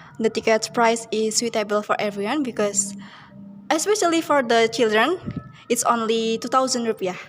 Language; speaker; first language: English; non-native, learner; Indonesian